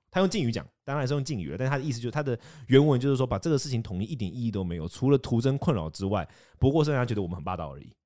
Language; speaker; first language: Chinese; native; Chinese